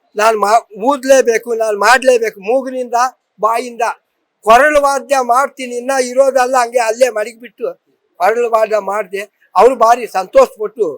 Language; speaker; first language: Kannada; native; Kannada